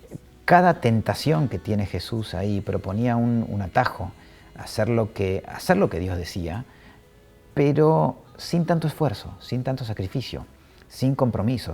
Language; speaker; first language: Spanish; native; Spanish